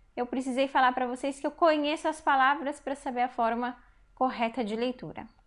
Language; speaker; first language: Portuguese; native; Portuguese